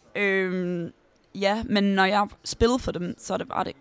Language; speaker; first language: Danish; early bilingual, heritage; Danish